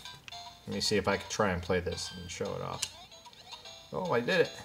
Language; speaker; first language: English; native; English